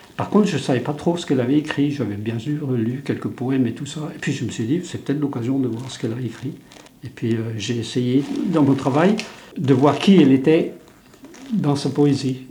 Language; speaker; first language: French; non-native, local second language; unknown